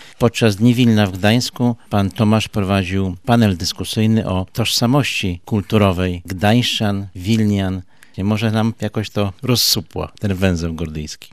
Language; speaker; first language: Polish; native; Polish